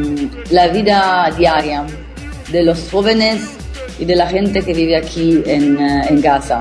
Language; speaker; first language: Spanish; non-native, fluent; Italian